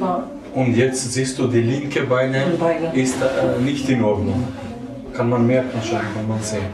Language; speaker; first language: German; non-native, learner; Albanian